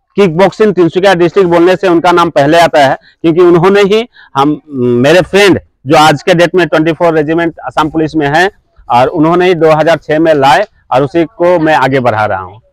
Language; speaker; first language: Hindi; native; Hindi